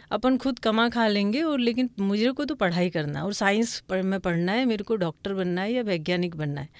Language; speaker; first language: Hindi; non-native, local second language; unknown